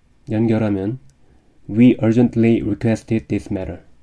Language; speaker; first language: English; non-native, fluent; Korean